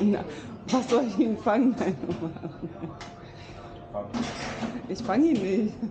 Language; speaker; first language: German; native; German